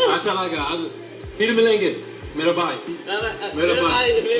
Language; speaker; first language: Hindi; non-native, learner; English